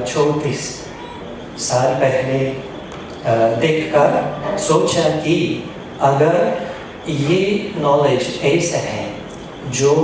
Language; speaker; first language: Hindi; non-native, fluent; Russian